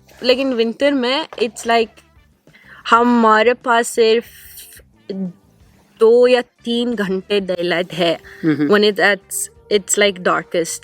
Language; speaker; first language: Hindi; non-native, fluent; Norwegian